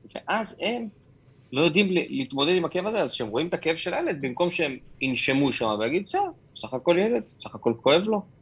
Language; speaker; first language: Hebrew; native; Hebrew